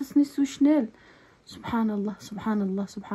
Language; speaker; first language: German; non-native, learner; Somali